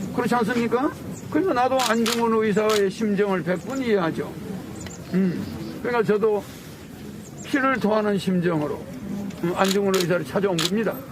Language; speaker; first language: Korean; native; Korean